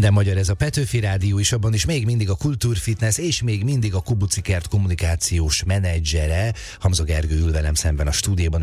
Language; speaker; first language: Hungarian; native; Hungarian